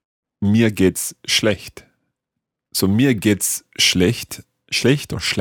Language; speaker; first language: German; non-native, learner; English